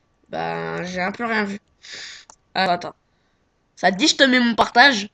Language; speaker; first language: French; native; French